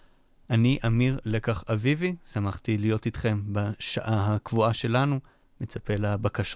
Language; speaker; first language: Hebrew; native; Hebrew